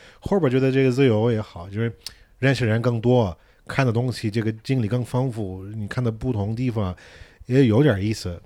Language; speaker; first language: Chinese; non-native, fluent; English